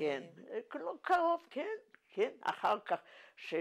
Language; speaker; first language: Hebrew; non-native, fluent; Yiddish